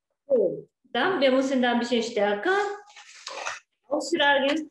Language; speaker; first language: German; non-native, learner; Japanese